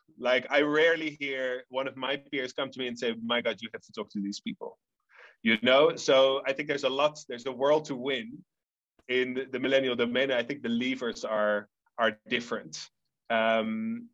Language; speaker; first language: English; non-native, fluent; Dutch